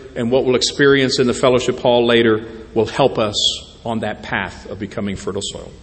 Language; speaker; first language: English; native; English